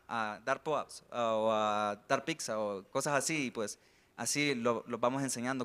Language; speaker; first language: Spanish; native; Spanish